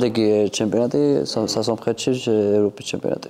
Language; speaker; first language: French; non-native, learner; Georgian